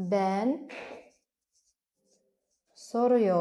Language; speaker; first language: Turkish; non-native, fluent; Kazakh